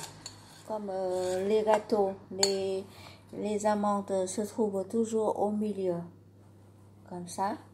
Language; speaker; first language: French; non-native, learner; Vietnamese